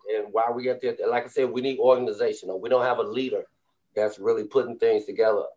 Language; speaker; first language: English; native; English